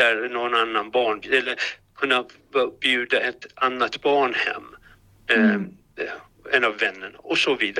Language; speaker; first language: Swedish; non-native, fluent; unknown